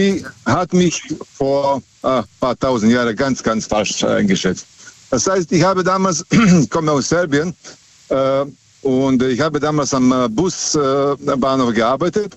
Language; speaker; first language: German; native; German